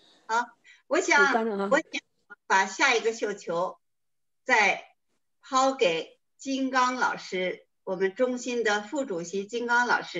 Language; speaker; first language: Chinese; native; Chinese